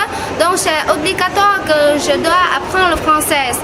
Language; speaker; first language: French; non-native, learner; Khmer